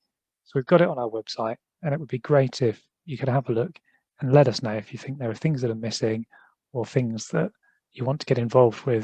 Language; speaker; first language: English; native; English